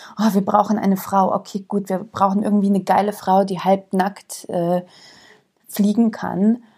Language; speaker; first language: German; early bilingual, other home language; Croatian